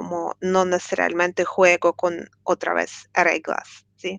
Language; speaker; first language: Spanish; non-native, fluent; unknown